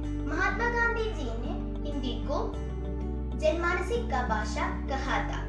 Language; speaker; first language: Hindi; non-native, local second language; Malayalam